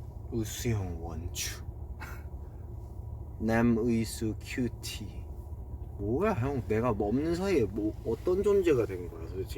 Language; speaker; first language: Korean; native; Korean